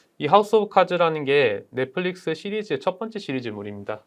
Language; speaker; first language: Korean; native; Korean